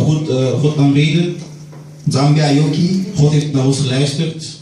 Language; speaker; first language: Dutch; non-native, learner; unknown